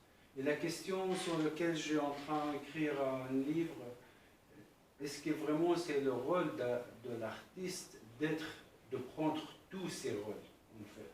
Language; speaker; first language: French; non-native, fluent; Arabic